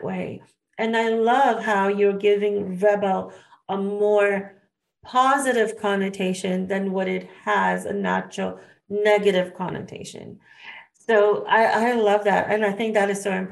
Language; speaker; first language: English; native; English